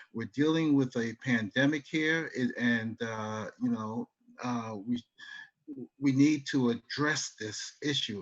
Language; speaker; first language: English; native; English